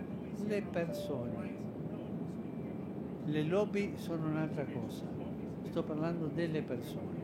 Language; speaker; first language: Italian; non-native, fluent; Spanish